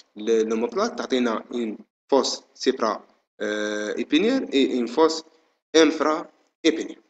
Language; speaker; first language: French; non-native, local second language; Arabic